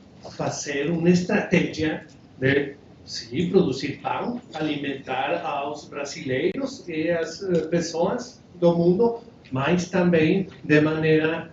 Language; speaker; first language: Portuguese; non-native, learner; Spanish